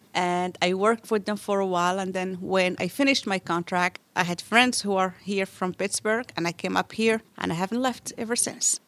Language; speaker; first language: English; non-native, fluent; Arabic